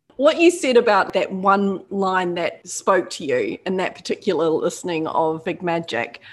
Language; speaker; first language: English; native; English